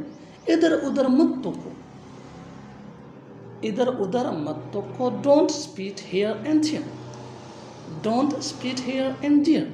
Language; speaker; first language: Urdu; non-native, local second language; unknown